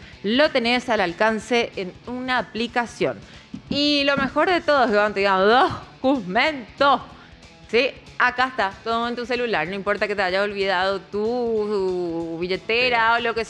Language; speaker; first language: Spanish; native; Spanish